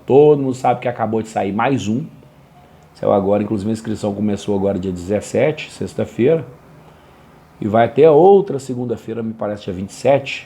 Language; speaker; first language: Portuguese; native; Portuguese